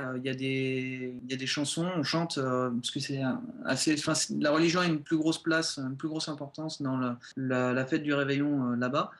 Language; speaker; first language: French; native; French